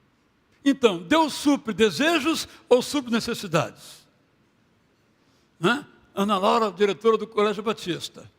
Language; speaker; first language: Portuguese; native; Portuguese